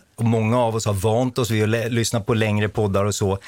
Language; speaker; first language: Swedish; native; Swedish